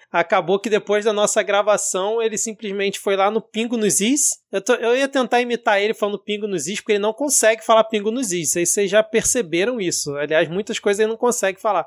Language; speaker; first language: Portuguese; native; Portuguese